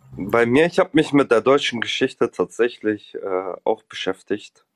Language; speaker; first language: German; native; German